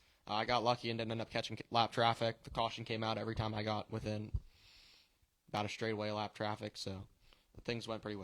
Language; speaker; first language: English; native; English